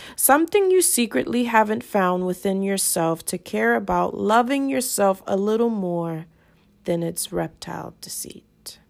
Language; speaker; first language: English; early bilingual, other home language; Spanish